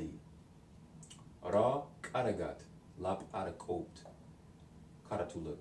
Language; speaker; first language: Georgian; non-native, learner; English